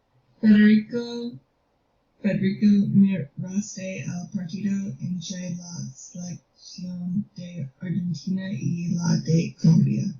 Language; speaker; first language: Spanish; non-native, learner; English